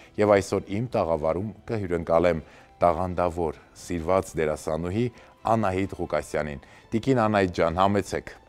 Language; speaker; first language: Armenian; native; Armenian